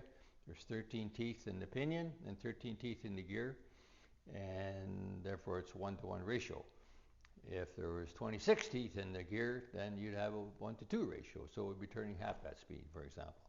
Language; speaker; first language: English; native; English